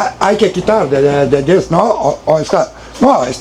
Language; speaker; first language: Spanish; non-native, learner; Lithuanian